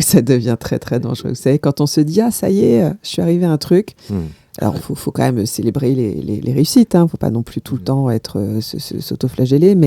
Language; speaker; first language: French; native; French